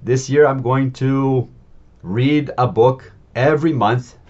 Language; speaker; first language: English; native; English